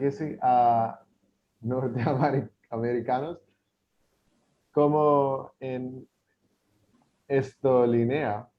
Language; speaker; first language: Spanish; non-native, learner; English